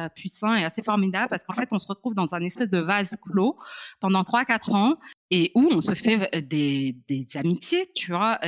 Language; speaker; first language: French; non-native, local second language; Arabic